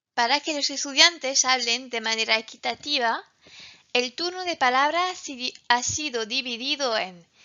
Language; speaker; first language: Spanish; non-native, fluent; French